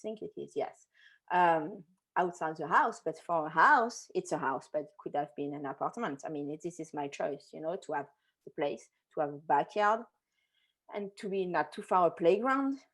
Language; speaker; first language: English; non-native, fluent; French